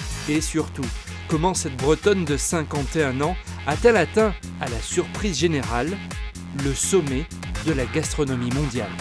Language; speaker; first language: French; native; French